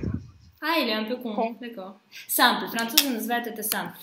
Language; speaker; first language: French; non-native, fluent; Russian